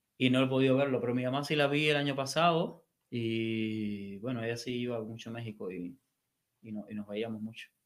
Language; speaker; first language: Spanish; native; Spanish